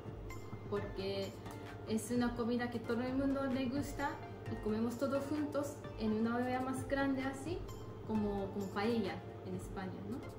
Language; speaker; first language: Spanish; non-native, fluent; Japanese